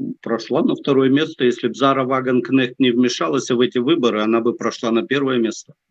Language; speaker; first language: Russian; native; Russian